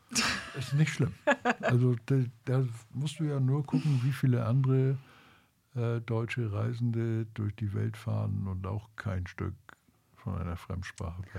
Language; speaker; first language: German; native; German